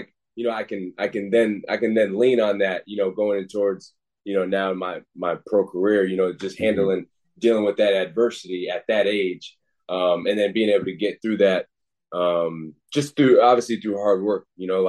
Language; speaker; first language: English; native; English